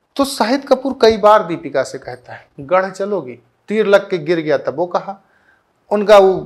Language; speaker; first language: Hindi; native; Hindi